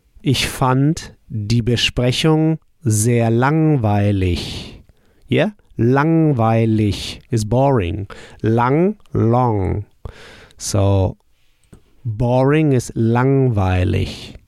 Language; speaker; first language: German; non-native, fluent; English